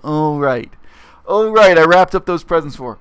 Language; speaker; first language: English; native; English